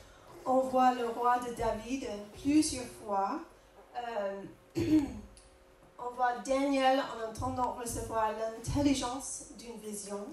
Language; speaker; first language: French; non-native, fluent; English